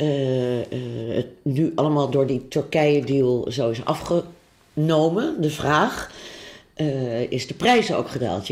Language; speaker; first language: Dutch; native; Dutch